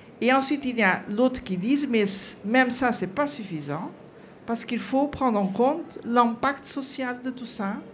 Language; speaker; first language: French; non-native, fluent; Portuguese